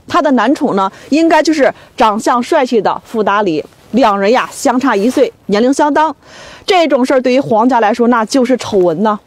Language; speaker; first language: Chinese; native; Chinese